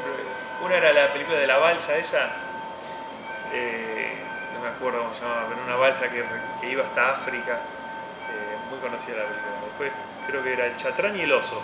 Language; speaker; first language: Spanish; native; Spanish